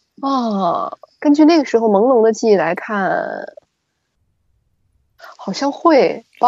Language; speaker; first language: Chinese; native; Chinese